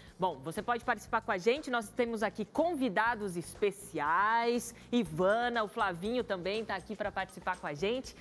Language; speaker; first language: Portuguese; native; Portuguese